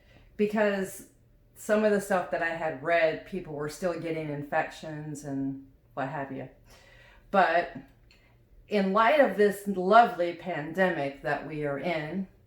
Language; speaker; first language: English; native; English